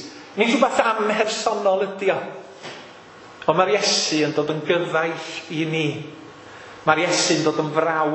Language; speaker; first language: Welsh; native; Welsh